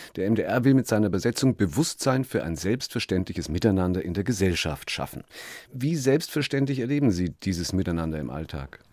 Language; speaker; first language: German; native; German